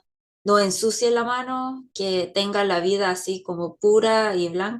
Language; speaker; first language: Spanish; non-native, fluent; Korean